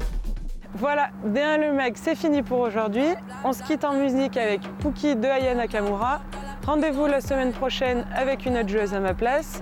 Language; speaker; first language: French; native; French